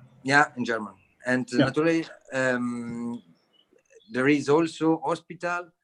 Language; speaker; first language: English; non-native, learner; Italian